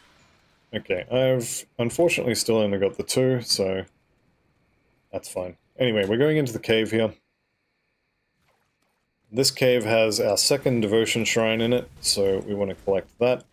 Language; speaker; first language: English; native; English